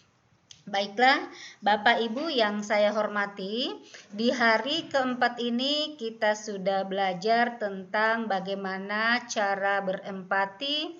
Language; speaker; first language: Indonesian; native; Indonesian